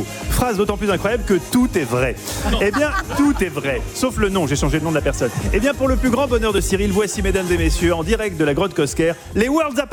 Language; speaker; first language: French; native; French